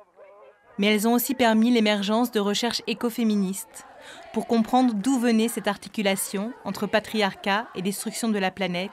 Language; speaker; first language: French; native; French